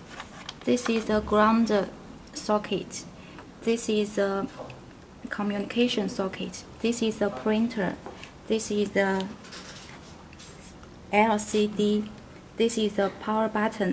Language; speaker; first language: English; non-native, learner; Chinese